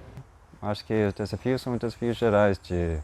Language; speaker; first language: Portuguese; non-native, fluent; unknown